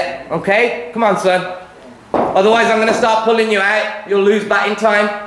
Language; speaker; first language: English; native; English